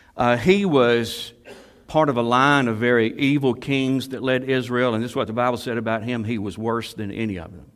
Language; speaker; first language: English; native; English